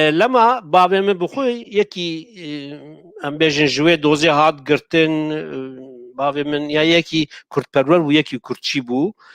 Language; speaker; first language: Kurdish; native; Kurdish